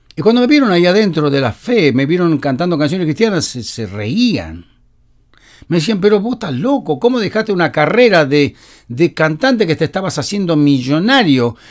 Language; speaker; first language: Spanish; native; Spanish